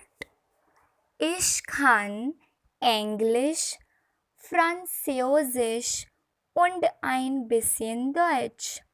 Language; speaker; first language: German; non-native, learner; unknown